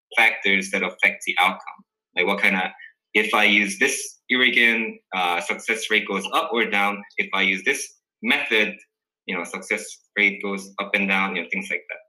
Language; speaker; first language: English; early bilingual, other home language; Korean